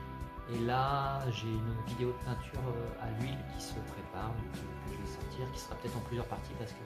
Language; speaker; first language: French; native; French